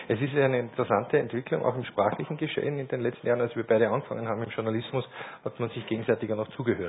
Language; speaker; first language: German; native; German